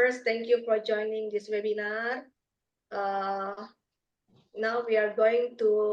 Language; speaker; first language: English; non-native, learner; Indonesian